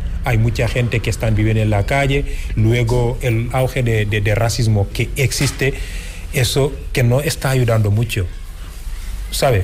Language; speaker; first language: Spanish; non-native, fluent; Wolof